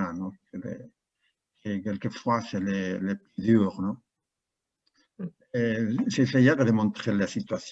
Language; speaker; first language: French; non-native, learner; Spanish